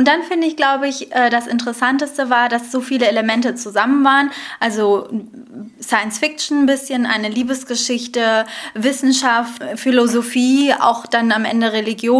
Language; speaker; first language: German; native; German